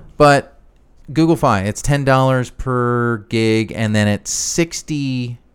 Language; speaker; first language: English; native; English